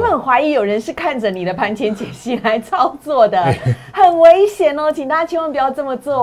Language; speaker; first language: Chinese; native; Chinese